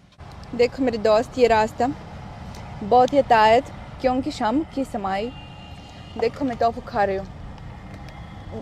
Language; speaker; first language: Hindi; non-native, learner; Russian